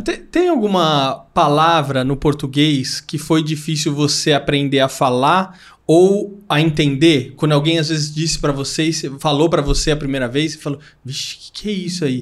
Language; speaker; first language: Portuguese; native; Portuguese